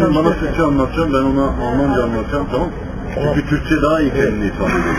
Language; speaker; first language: Turkish; early bilingual, heritage; Turkish